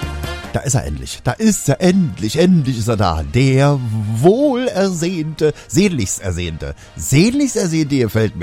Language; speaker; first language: German; native; German